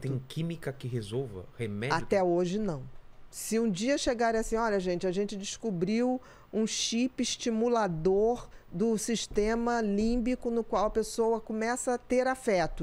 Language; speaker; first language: Portuguese; native; Portuguese